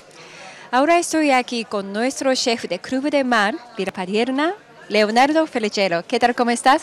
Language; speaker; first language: Spanish; non-native, fluent; Japanese